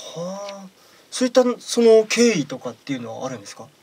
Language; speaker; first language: Japanese; native; Japanese